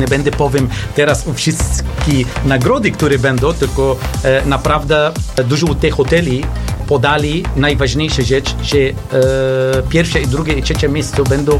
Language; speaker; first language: Polish; non-native, learner; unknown